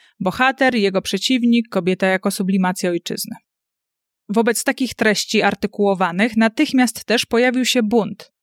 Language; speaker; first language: Polish; native; Polish